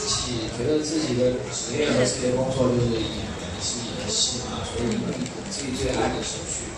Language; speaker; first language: Chinese; native; Chinese